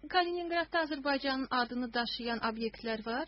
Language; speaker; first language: Azerbaijani; native; Azerbaijani